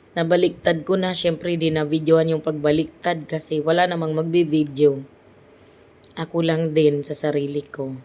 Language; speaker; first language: Filipino; native; Filipino